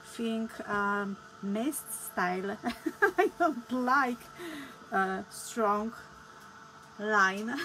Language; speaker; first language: English; non-native, learner; Polish